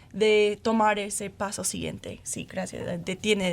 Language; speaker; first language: Spanish; non-native, fluent; English